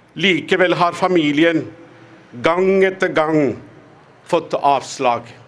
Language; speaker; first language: Norwegian; non-native, fluent; Tamil